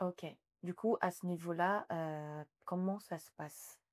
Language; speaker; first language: French; native; French